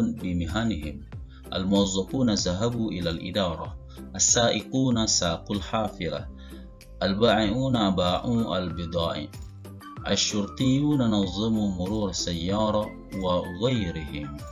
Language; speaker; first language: Arabic; non-native, fluent; Indonesian